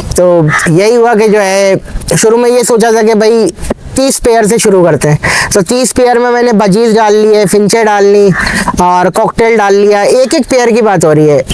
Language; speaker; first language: Urdu; native; Urdu